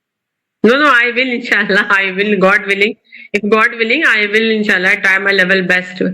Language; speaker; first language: English; non-native, local second language; Urdu